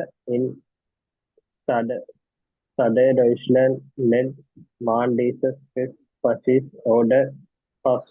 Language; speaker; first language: German; non-native, learner; Sinhala